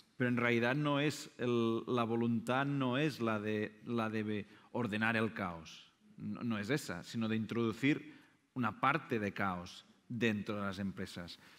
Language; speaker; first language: Spanish; non-native, local second language; Catalan